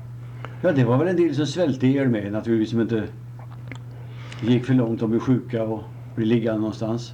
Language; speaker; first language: Swedish; native; Swedish